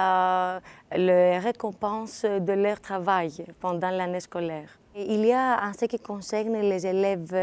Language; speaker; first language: French; non-native, fluent; Greek